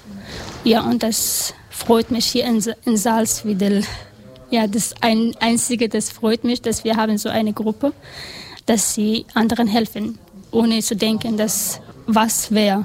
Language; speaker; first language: German; non-native, learner; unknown